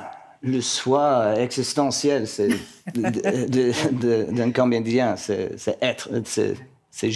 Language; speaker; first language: French; non-native, local second language; English